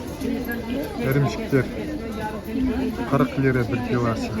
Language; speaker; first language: Turkish; non-native, learner; Kazakh